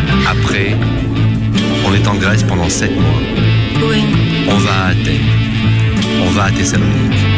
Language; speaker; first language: French; non-native, learner; Arabic